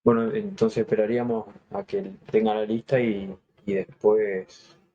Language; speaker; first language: Spanish; native; Spanish